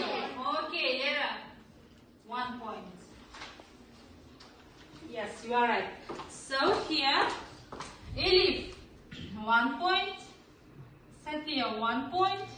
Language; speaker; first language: English; non-native, learner; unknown